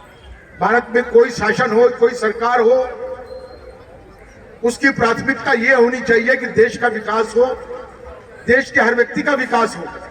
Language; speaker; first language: Hindi; native; Hindi